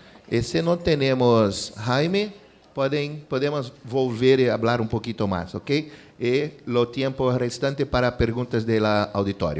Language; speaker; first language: Spanish; non-native, fluent; Portuguese